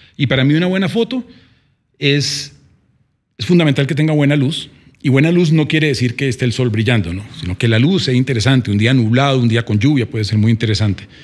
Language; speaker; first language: Spanish; native; Spanish